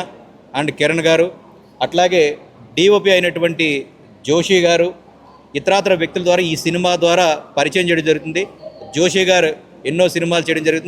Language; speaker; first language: Telugu; native; Telugu